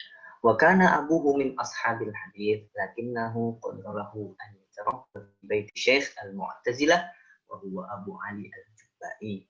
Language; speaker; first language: Arabic; non-native, learner; Indonesian